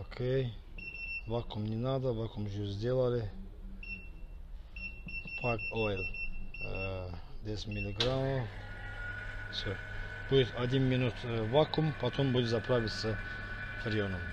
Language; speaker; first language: Russian; non-native, fluent; Azerbaijani